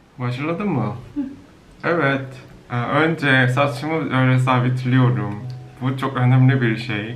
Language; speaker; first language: Turkish; non-native, learner; Korean